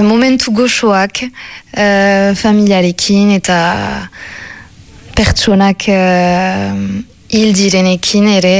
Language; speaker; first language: Basque; non-native, local second language; French